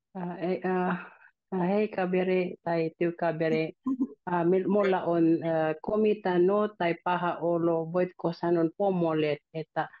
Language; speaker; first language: Finnish; non-native, learner; Filipino